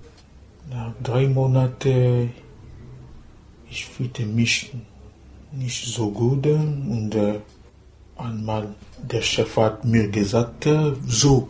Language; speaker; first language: German; non-native, learner; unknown